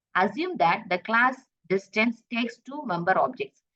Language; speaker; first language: English; non-native, local second language; Tamil